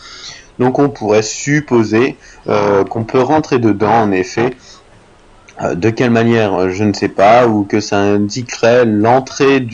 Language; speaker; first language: French; native; French